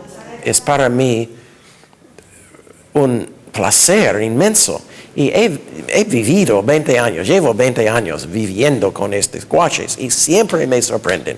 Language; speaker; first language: Spanish; non-native, fluent; English